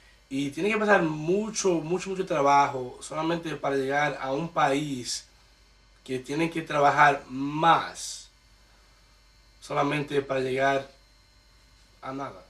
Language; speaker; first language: Spanish; early bilingual, heritage; Spanish